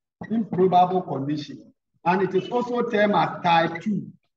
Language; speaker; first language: English; non-native, local second language; Akan